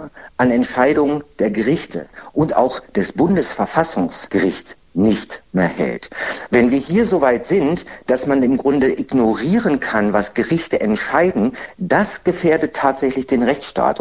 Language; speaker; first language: German; native; German